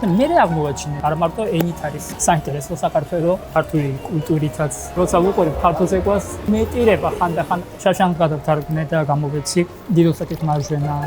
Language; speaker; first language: Georgian; non-native, fluent; Japanese